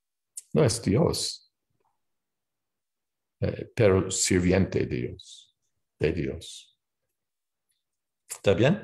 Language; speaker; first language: Spanish; non-native, fluent; English